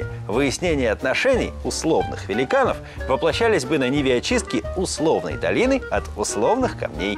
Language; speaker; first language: Russian; native; Russian